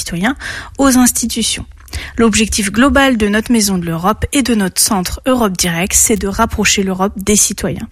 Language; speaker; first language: French; native; French